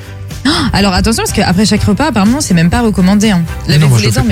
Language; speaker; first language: French; native; French